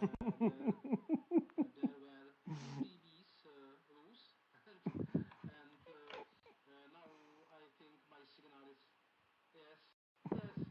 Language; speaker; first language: English; non-native, learner; Czech